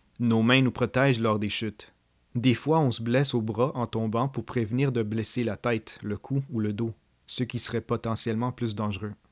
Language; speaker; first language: French; native; French